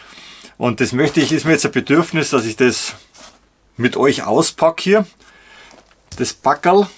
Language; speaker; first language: German; native; German